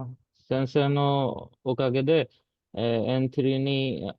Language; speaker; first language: Japanese; non-native, learner; Bangla